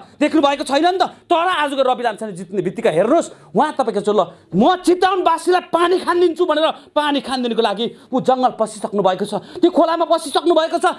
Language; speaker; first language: Nepali; native; Nepali